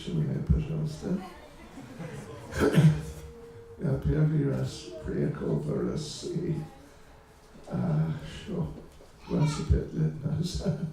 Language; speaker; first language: Russian; non-native, learner; English